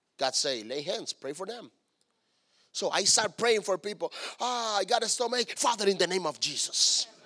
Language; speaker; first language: English; non-native, fluent; Spanish